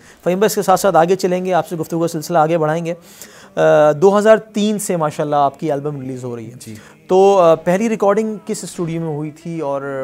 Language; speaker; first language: Urdu; native; Urdu